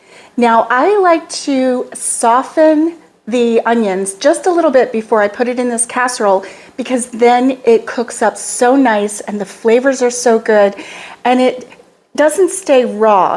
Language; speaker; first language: English; native; English